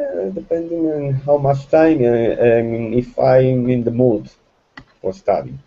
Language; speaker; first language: English; non-native, fluent; Spanish